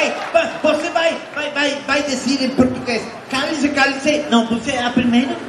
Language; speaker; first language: Portuguese; non-native, learner; Spanish